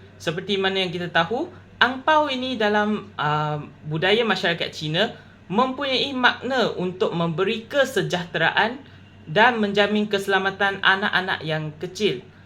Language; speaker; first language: Malay; non-native, local second language; Chinese